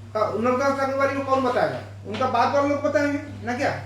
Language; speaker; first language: Hindi; non-native, local second language; Bangla